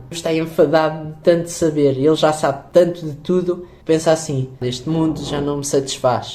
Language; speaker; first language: Portuguese; native; Portuguese